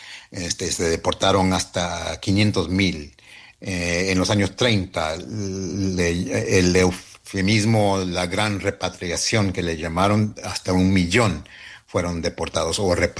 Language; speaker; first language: Spanish; early bilingual, heritage; Spanish